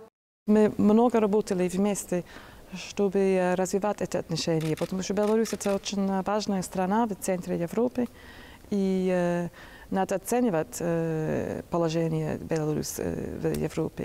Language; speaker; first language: Russian; non-native, fluent; English